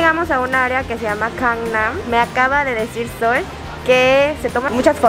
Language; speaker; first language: Spanish; early bilingual, other home language; Korean